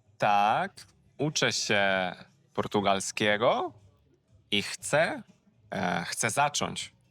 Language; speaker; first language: Polish; native; Polish